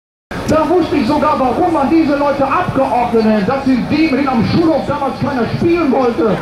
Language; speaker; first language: German; native; German